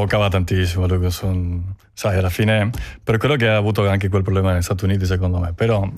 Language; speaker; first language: Italian; non-native, fluent; Spanish